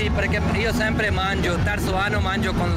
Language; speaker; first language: Italian; non-native, learner; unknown